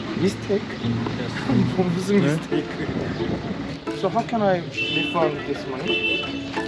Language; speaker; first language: English; non-native, learner; Korean